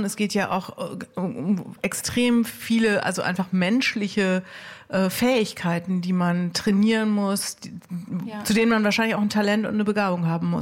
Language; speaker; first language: German; native; German